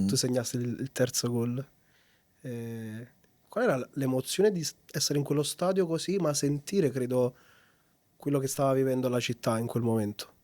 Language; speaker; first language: Italian; native; Italian